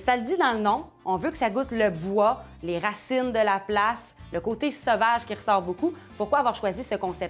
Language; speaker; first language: French; native; French